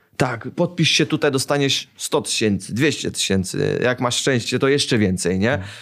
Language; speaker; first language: Polish; early bilingual, heritage; Polish